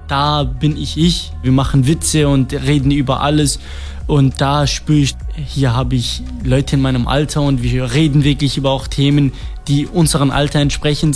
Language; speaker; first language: German; non-native, fluent; Kurdish